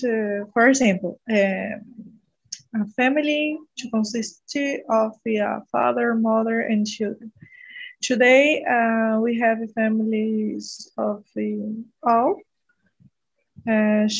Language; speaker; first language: English; non-native, learner; Portuguese